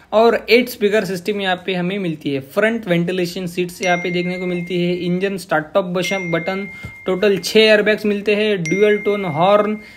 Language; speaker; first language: Hindi; non-native, local second language; Marathi